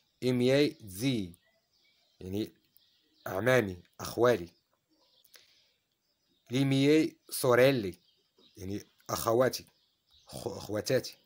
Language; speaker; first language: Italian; non-native, fluent; Arabic